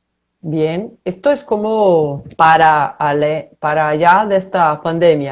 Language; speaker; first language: Spanish; non-native, fluent; Portuguese